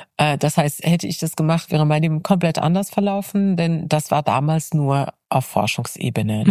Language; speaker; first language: German; non-native, fluent; Arabic